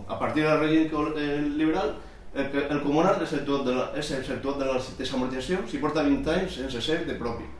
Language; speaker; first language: Catalan; non-native, local second language; Spanish